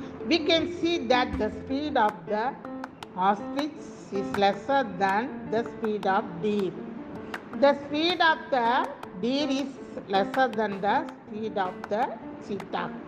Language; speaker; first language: English; non-native, local second language; Tamil